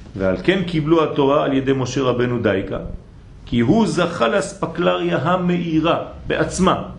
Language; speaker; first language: Hebrew; non-native, fluent; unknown